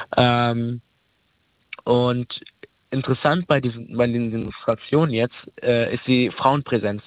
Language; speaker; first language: German; early bilingual, other home language; Arabic